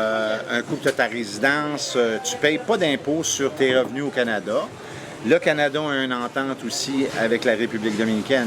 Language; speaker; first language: French; native; French